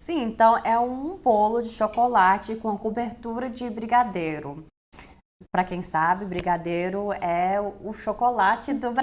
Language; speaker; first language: Portuguese; early bilingual, heritage; Portuguese